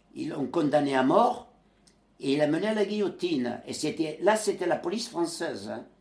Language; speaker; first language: French; native; French